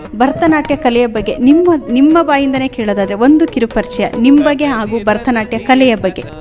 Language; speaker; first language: Kannada; native; Kannada